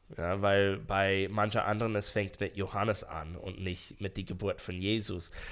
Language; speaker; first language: German; non-native, fluent; English